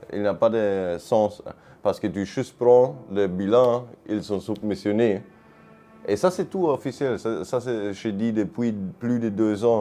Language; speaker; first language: French; non-native, learner; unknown